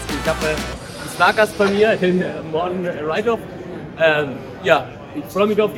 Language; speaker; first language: German; native; German